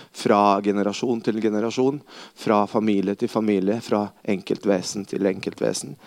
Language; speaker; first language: Norwegian; early bilingual, other home language; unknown